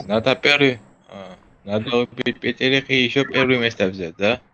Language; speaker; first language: Russian; non-native, fluent; Georgian